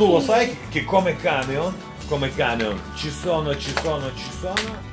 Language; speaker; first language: Italian; non-native, fluent; Russian